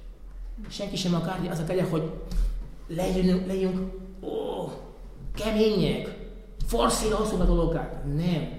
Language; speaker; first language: Hungarian; non-native, fluent; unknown